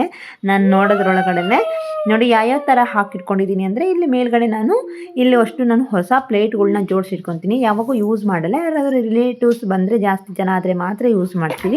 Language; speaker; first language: Kannada; native; Kannada